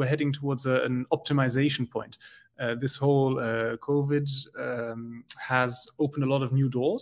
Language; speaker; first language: English; non-native, fluent; German